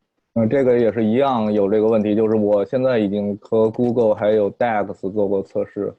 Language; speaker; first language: Chinese; native; Chinese